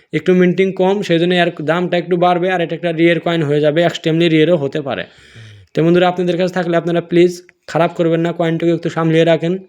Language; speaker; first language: Bangla; non-native, local second language; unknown